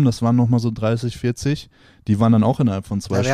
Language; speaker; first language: German; native; German